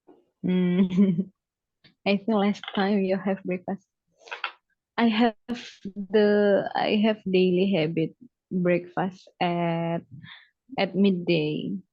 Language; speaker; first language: English; non-native, learner; Indonesian